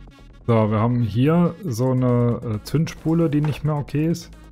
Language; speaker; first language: German; native; German